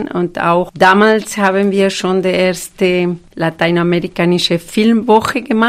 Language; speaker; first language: German; non-native, fluent; Spanish